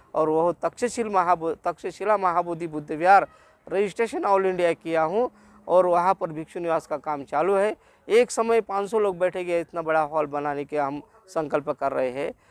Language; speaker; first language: Hindi; non-native, local second language; Marathi